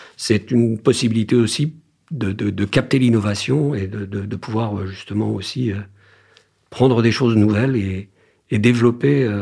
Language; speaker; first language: French; native; French